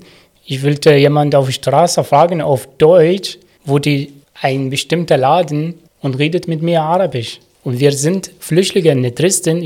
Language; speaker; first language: German; non-native, learner; Arabic